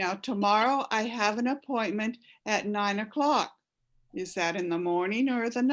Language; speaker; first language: English; native; English